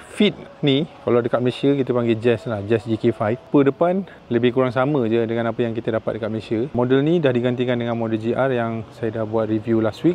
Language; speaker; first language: Malay; native; Malay